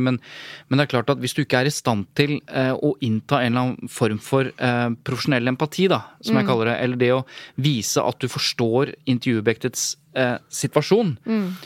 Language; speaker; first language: Norwegian; native; Norwegian